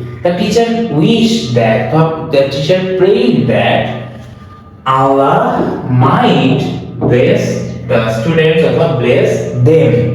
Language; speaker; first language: English; non-native, local second language; Bangla